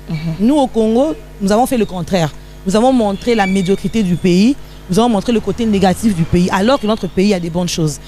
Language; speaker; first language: French; non-native, local second language; Lingala